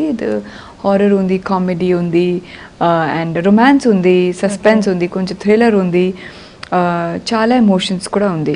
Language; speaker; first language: Telugu; non-native, learner; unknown